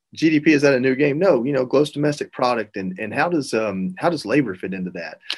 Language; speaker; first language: English; native; English